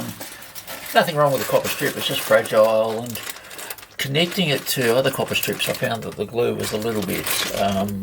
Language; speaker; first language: English; native; English